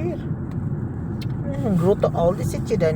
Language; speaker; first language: Dutch; non-native, learner; Filipino